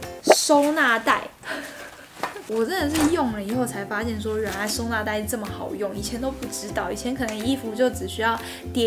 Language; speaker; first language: Chinese; native; Chinese